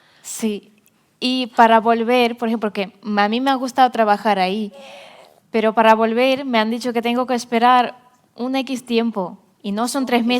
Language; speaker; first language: Spanish; non-native, fluent; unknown